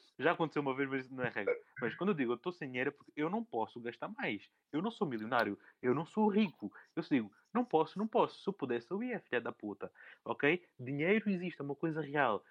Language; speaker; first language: Portuguese; native; Portuguese